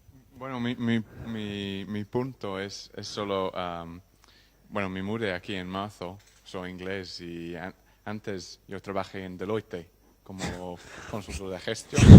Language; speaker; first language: Spanish; non-native, learner; English